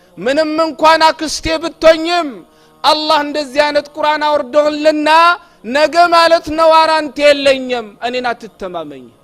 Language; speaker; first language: Amharic; non-native, local second language; Oromo